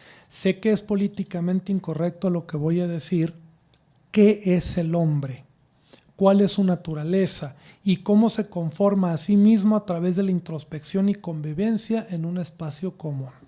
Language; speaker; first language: Spanish; native; Spanish